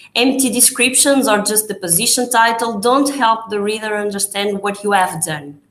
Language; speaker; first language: English; non-native, fluent; Portuguese